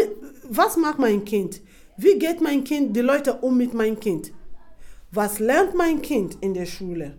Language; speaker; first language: German; non-native, fluent; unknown